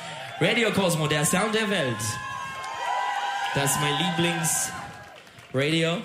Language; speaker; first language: German; non-native, learner; Turkish